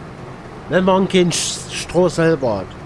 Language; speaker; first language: German; native; German